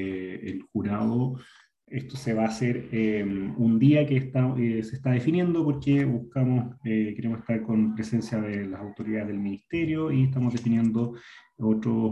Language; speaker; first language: Spanish; native; Spanish